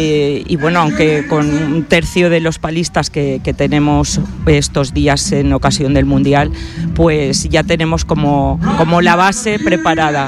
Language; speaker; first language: Spanish; native; Spanish